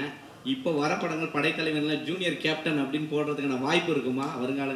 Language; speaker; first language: Tamil; native; Tamil